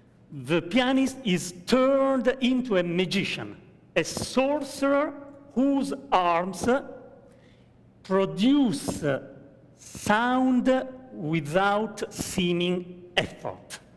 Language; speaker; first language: English; non-native, fluent; Italian